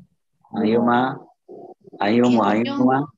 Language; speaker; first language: Chinese; non-native, learner; Indonesian